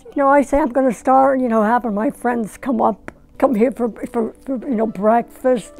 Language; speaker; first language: English; native; English